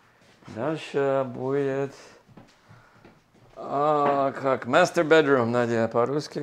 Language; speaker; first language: Russian; non-native, fluent; English